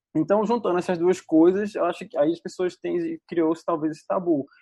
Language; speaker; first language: Portuguese; native; Portuguese